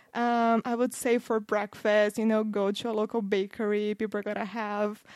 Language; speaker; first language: English; non-native, fluent; Portuguese